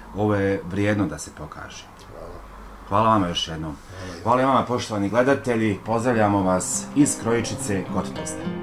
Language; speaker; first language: Bosnian; native; Bosnian